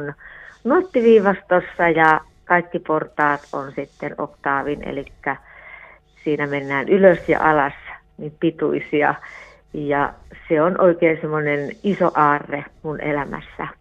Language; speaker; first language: Finnish; native; Finnish